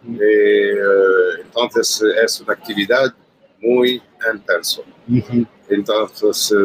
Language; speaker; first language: Spanish; non-native, learner; Arabic